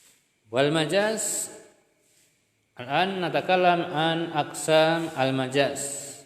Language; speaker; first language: Arabic; non-native, fluent; Indonesian